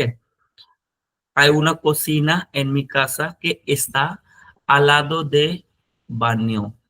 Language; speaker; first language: Spanish; non-native, fluent; Hindi